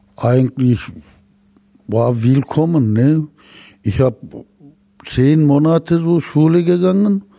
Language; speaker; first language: German; non-native, fluent; Turkish